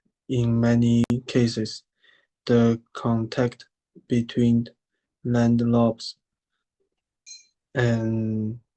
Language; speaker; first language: English; non-native, learner; Chinese